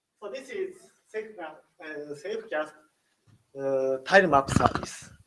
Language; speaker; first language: English; non-native, learner; Japanese